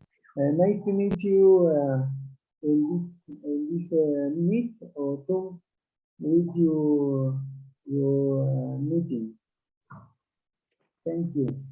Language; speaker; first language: English; non-native, learner; Quechua